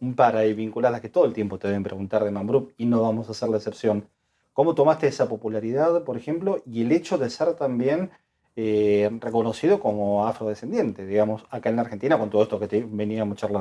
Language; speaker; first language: Spanish; native; Spanish